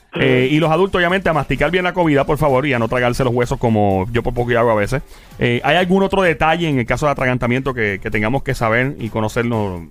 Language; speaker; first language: Spanish; native; Spanish